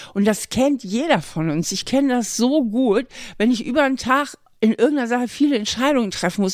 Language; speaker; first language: German; native; German